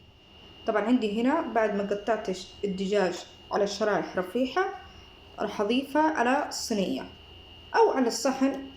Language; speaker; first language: Arabic; native; Arabic